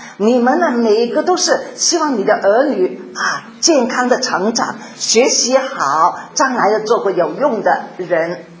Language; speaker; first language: Chinese; non-native, local second language; Cantonese